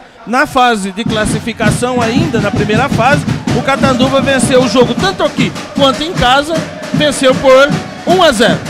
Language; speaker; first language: Portuguese; native; Portuguese